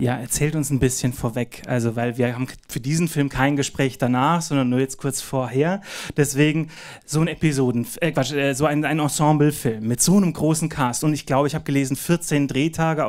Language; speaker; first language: German; native; German